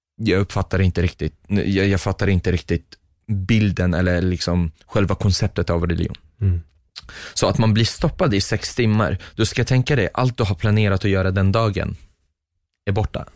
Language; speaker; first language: Swedish; non-native, fluent; Arabic